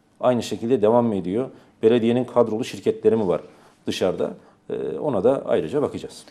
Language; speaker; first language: Turkish; native; Turkish